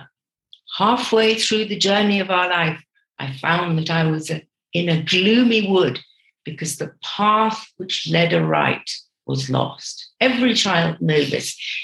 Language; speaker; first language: English; native; English